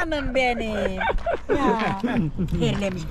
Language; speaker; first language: Turkish; native; Turkish